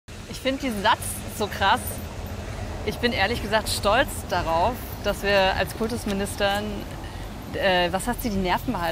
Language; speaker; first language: German; native; German